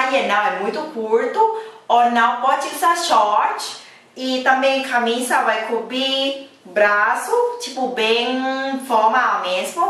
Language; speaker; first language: Portuguese; non-native, fluent; Thai